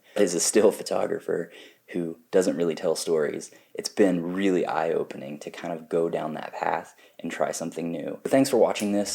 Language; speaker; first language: English; native; English